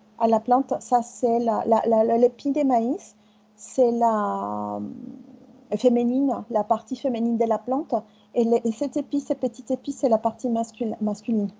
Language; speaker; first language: French; non-native, fluent; Spanish